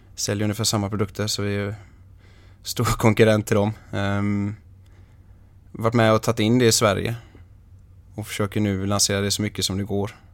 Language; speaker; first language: Swedish; native; Swedish